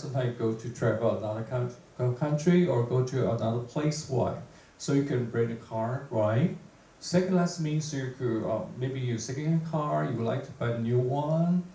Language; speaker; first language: English; non-native, fluent; Chinese